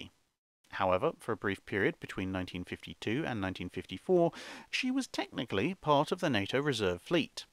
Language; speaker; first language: English; native; English